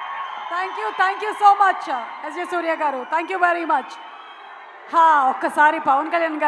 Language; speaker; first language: Telugu; native; Telugu